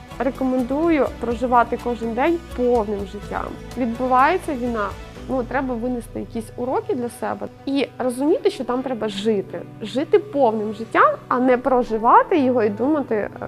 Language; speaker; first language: Ukrainian; native; Ukrainian